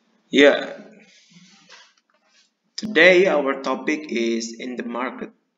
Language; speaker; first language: English; non-native, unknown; Indonesian